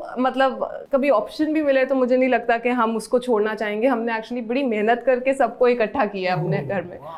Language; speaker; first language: Hindi; native; Hindi